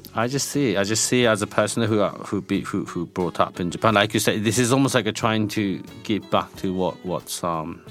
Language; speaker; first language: English; non-native, fluent; Japanese